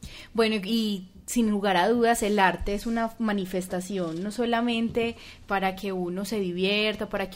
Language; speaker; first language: Spanish; native; Spanish